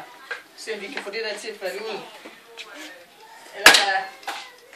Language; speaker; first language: Danish; native; Danish